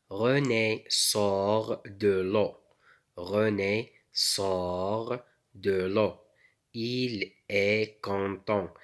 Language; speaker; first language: French; non-native, local second language; Arabic